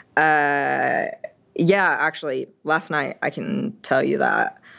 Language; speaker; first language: English; early bilingual, other home language; French